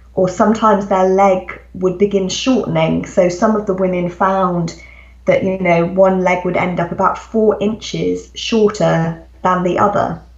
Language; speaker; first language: English; native; English